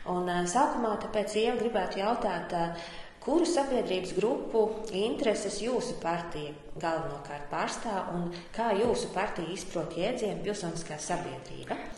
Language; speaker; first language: Latvian; native; Latvian